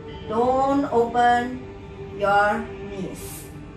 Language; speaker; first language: English; non-native, learner; Indonesian